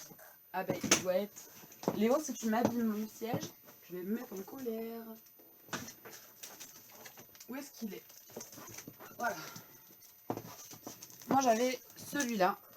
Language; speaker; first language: French; native; French